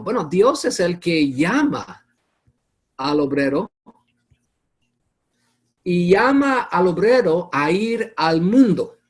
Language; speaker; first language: Spanish; non-native, fluent; English